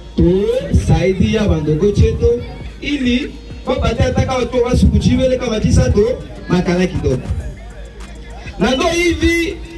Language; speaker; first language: Swahili; native; Swahili